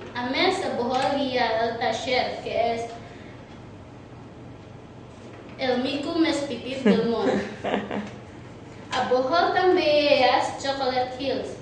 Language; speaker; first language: Catalan; non-native, learner; Cebuano